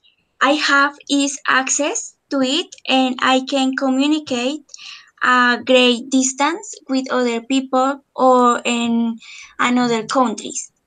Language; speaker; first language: English; non-native, learner; Spanish